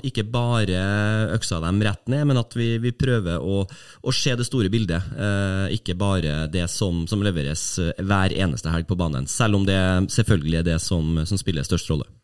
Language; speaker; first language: Norwegian; native; Norwegian